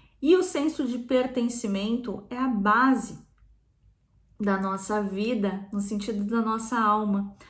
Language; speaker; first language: Portuguese; native; Portuguese